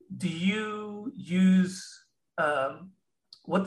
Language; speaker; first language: English; non-native, local second language; Filipino